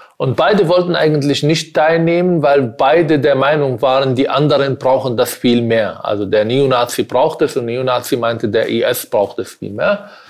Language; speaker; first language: German; non-native, fluent; Arabic